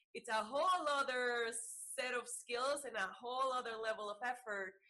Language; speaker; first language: English; non-native, fluent; Spanish